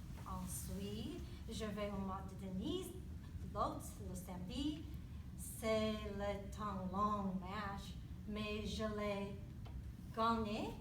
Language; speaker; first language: French; non-native, learner; English